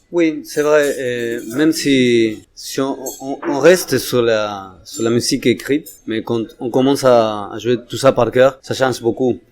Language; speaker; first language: French; non-native, fluent; Spanish